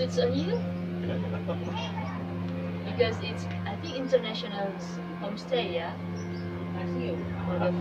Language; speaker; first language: English; non-native, learner; Indonesian